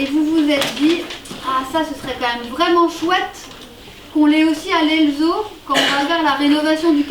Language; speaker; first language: French; native; French